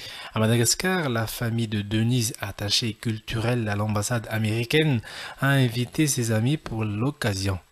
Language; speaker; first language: French; non-native, local second language; Malagasy